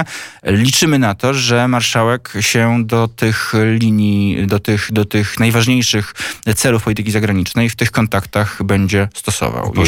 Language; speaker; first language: Polish; native; Polish